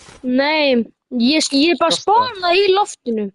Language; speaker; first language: Icelandic; early bilingual, heritage; Icelandic